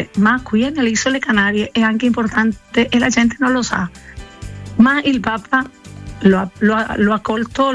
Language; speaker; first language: Italian; non-native, learner; Spanish